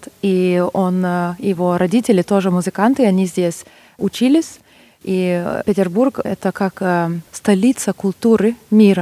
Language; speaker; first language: Russian; non-native, fluent; Lithuanian